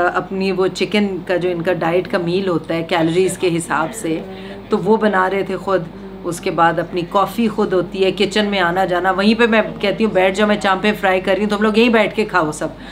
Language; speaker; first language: Urdu; non-native, local second language; Punjabi